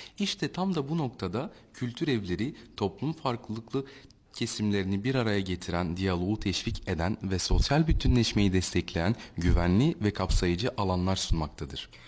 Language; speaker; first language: Turkish; native; Turkish